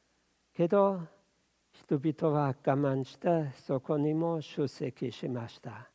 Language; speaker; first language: Japanese; non-native, fluent; German